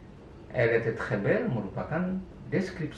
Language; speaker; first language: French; non-native, fluent; Indonesian